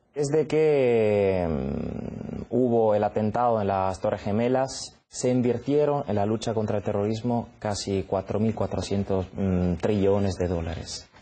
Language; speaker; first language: Spanish; non-native, fluent; Italian